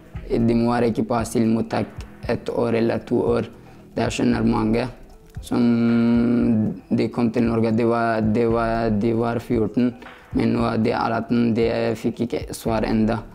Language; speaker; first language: Norwegian; early bilingual, other home language; Persian